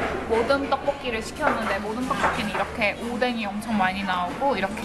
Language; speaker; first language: Korean; native; Korean